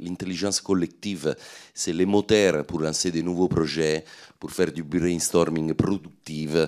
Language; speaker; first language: French; non-native, fluent; Italian